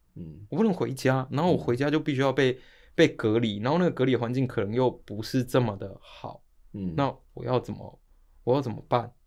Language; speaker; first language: Chinese; native; Chinese